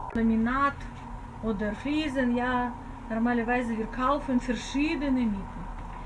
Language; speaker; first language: German; non-native, learner; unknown